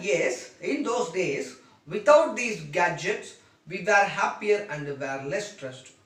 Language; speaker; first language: English; non-native, local second language; Tamil